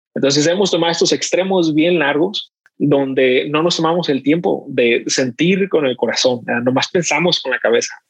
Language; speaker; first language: Spanish; native; Spanish